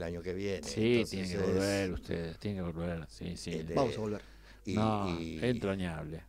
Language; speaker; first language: Spanish; native; Spanish